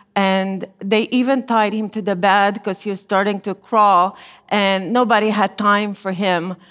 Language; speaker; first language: English; non-native, fluent; Romanian